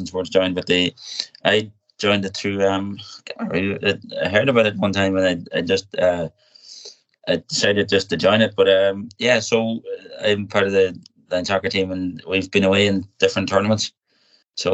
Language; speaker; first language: English; native; English